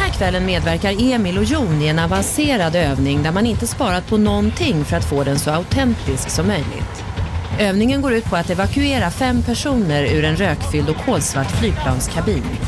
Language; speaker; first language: Swedish; native; Swedish